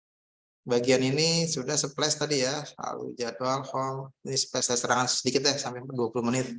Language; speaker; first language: Indonesian; native; Indonesian